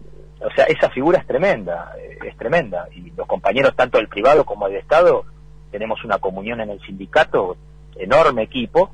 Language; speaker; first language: Spanish; native; Spanish